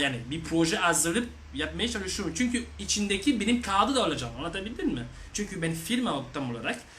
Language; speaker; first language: Turkish; non-native, learner; French